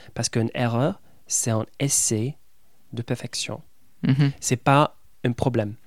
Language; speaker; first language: French; non-native, fluent; English